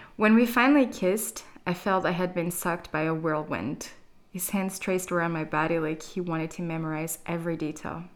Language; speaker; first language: English; non-native, fluent; Portuguese